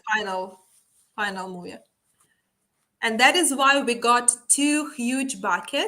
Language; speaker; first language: English; non-native, fluent; Ukrainian